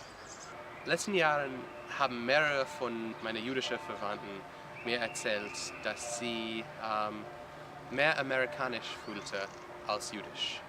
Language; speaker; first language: German; non-native, learner; English